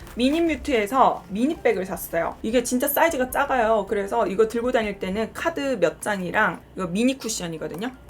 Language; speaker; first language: Korean; native; Korean